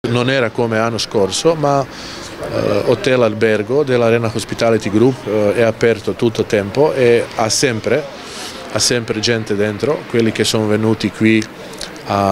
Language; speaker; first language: Italian; non-native, local second language; Croatian